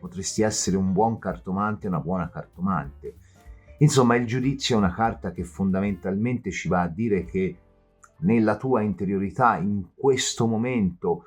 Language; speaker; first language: Italian; native; Italian